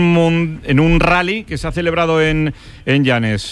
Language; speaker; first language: Spanish; native; Spanish